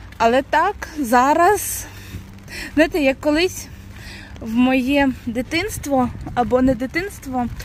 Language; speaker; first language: Ukrainian; non-native, local second language; Russian